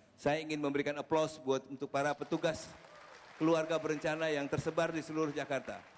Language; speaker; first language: Indonesian; native; Indonesian